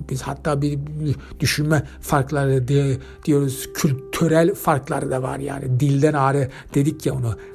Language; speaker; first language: Turkish; early bilingual, heritage; Turkish